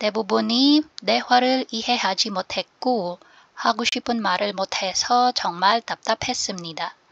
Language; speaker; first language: Korean; non-native, learner; Filipino